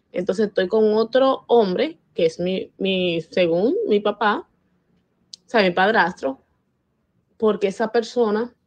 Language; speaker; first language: Spanish; native; Spanish